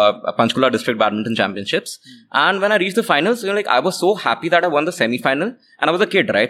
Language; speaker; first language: English; non-native, local second language; Hindi